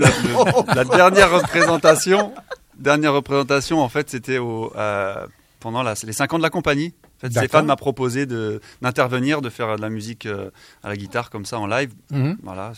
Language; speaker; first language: French; native; French